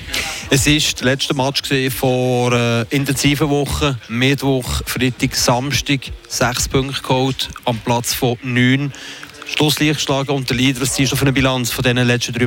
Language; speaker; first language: German; native; German